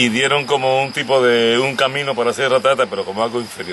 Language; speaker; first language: Spanish; native; Spanish